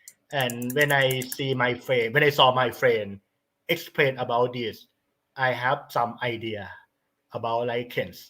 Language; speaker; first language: English; non-native, learner; Thai